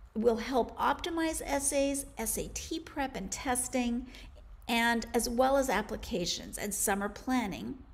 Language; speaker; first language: English; native; English